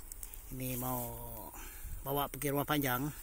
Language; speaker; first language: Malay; non-native, local second language; Iban